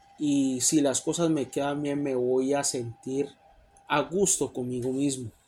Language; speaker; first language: Spanish; native; Spanish